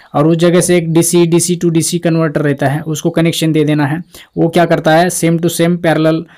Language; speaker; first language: Hindi; non-native, local second language; Marathi